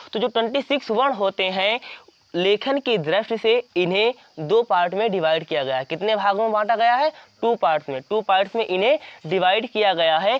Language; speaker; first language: Hindi; native; Hindi